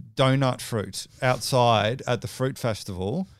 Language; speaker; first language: English; native; English